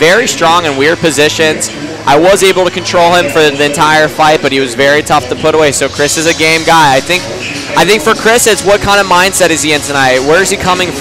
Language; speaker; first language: English; native; English